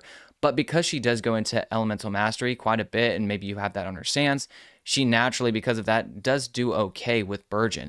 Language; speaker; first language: English; native; English